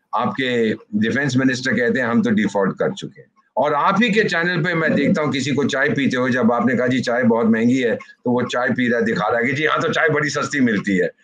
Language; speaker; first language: Hindi; native; Hindi